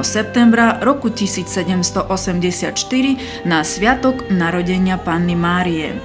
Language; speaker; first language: Slovak; native; Slovak